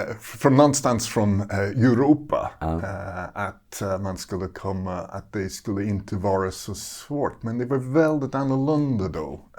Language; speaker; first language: Swedish; non-native, fluent; English